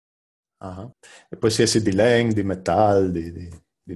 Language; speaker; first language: Spanish; non-native, learner; Friulian